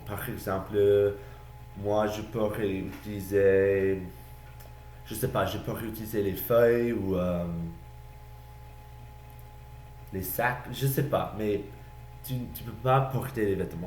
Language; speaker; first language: French; non-native, learner; English